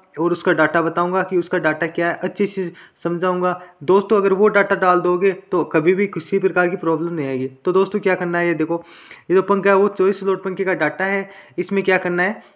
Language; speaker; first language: Hindi; native; Hindi